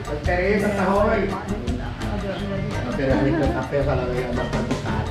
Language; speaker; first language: Spanish; native; Spanish